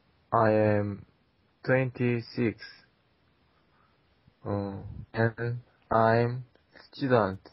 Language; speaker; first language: English; non-native, learner; Korean